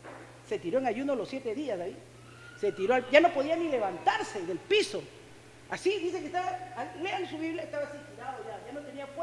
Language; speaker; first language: Spanish; native; Spanish